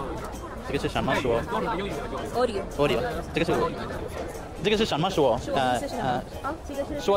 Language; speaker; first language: Chinese; non-native, learner; Tamil